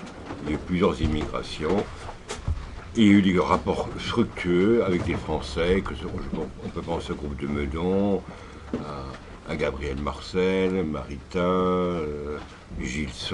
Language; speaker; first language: French; native; French